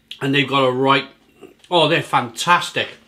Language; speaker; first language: English; native; English